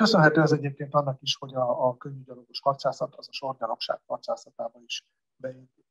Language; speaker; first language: Hungarian; native; Hungarian